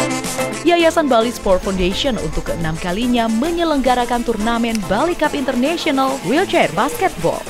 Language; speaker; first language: Indonesian; native; Indonesian